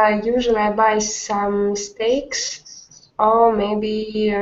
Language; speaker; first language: English; non-native, learner; Russian